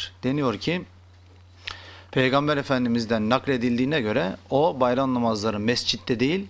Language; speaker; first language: Turkish; native; Turkish